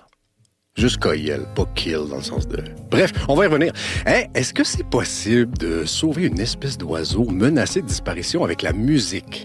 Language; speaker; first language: French; native; French